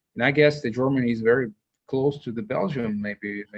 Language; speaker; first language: English; non-native, fluent; Russian